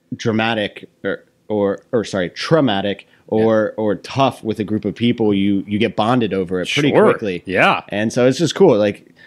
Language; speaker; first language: English; native; English